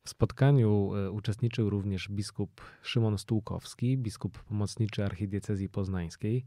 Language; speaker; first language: Polish; native; Polish